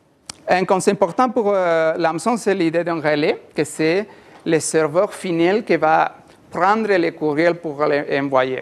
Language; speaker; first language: French; non-native, learner; Spanish